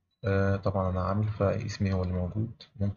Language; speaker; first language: Arabic; native; Arabic